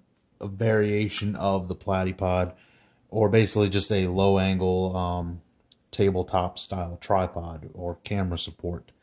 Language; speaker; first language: English; native; English